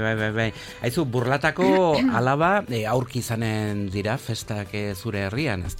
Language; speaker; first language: Basque; native; Basque